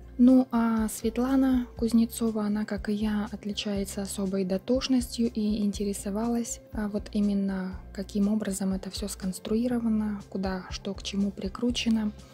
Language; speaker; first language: Russian; native; Russian